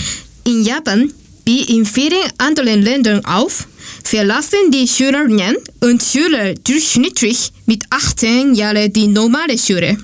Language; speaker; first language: German; non-native, learner; Japanese